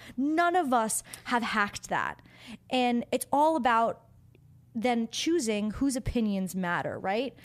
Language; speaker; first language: English; native; English